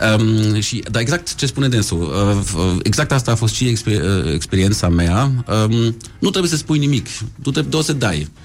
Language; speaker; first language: Romanian; non-native, fluent; German